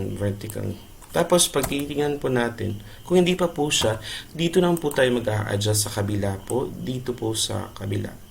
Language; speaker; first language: Filipino; non-native, local second language; Cebuano